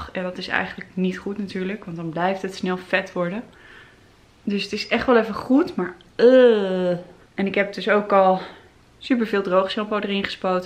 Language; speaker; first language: Dutch; native; Dutch